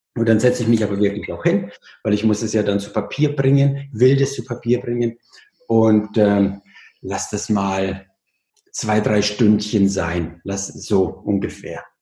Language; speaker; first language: German; early bilingual, other home language; Italian